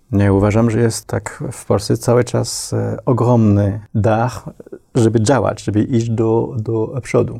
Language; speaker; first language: Polish; non-native, fluent; French